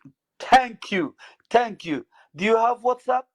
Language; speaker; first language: English; non-native, learner; Somali